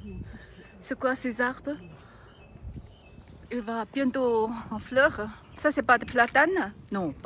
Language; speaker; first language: French; non-native, fluent; Chinese